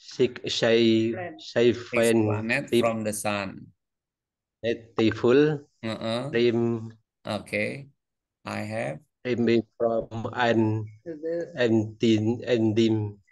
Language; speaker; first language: English; non-native, fluent; Indonesian